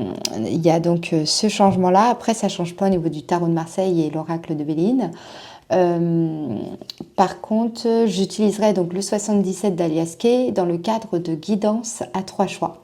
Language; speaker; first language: French; native; French